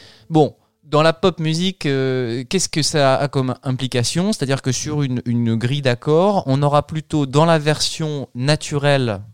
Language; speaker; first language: French; native; French